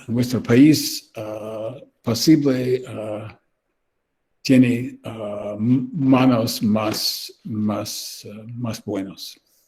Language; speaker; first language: Spanish; non-native, learner; English